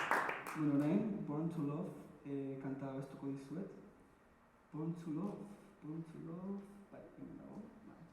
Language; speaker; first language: Basque; early bilingual, other home language; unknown